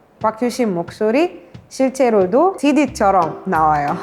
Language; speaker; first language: Korean; non-native, fluent; Arabic